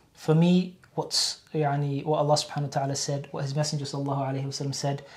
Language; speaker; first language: English; native; English